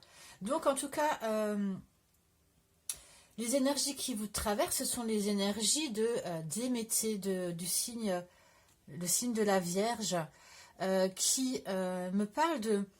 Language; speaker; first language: French; native; French